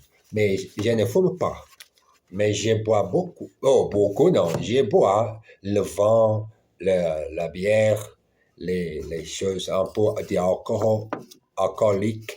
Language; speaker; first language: French; non-native, learner; Portuguese